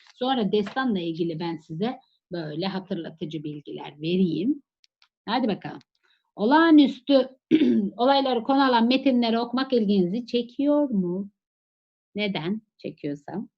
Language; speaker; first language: Turkish; native; Turkish